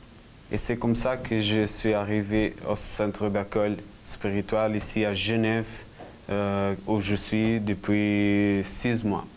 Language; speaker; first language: French; non-native, fluent; Portuguese